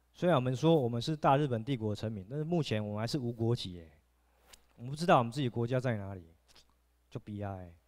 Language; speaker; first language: Chinese; native; Chinese